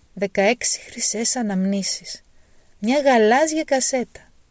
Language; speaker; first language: Greek; native; Greek